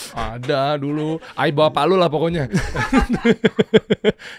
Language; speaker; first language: Indonesian; native; Indonesian